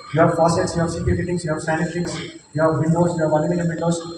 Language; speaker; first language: English; non-native, local second language; Telugu